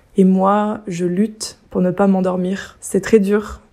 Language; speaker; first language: French; native; French